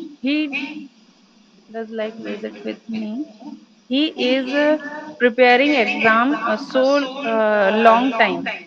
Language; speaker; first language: English; non-native, learner; Hindi